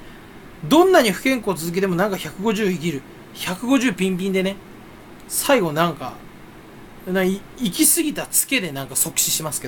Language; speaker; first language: Japanese; native; Japanese